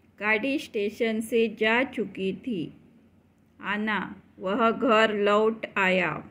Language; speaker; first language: Hindi; non-native, local second language; Marathi